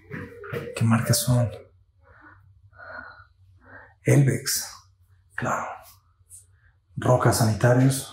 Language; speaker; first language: Spanish; native; Spanish